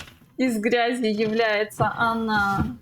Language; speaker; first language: Russian; native; Russian